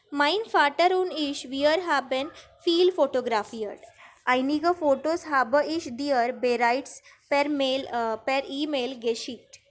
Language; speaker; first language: German; non-native, learner; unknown